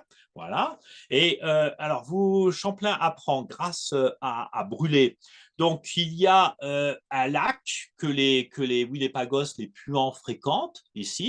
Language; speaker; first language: French; native; French